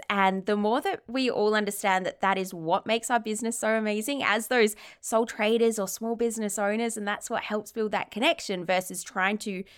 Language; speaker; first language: English; native; English